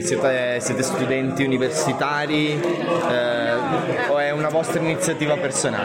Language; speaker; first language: Italian; native; Italian